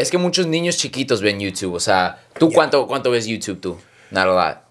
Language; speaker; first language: Spanish; early bilingual, heritage; Spanish